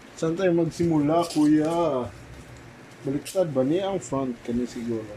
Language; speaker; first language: Filipino; non-native, local second language; Cebuano